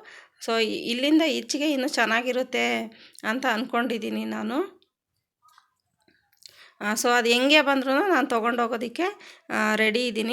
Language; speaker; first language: Kannada; native; Kannada